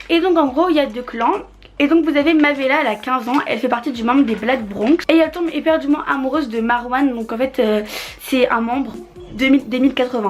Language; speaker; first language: French; native; French